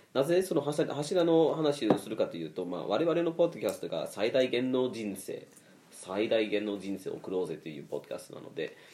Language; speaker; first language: Japanese; non-native, fluent; Swedish